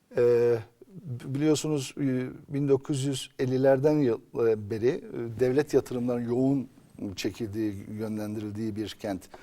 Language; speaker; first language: Turkish; native; Turkish